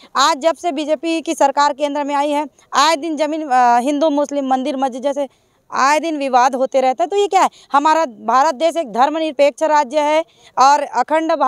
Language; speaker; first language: Hindi; native; Hindi